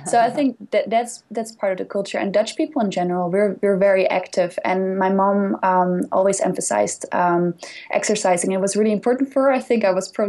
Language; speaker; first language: English; non-native, fluent; Dutch